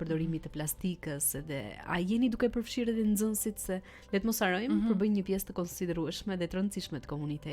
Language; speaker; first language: Albanian; native; Albanian